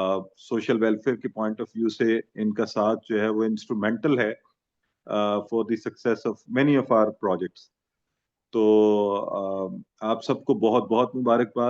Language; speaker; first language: Urdu; native; Urdu